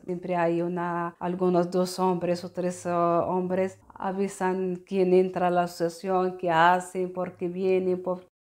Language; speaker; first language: Spanish; non-native, learner; Arabic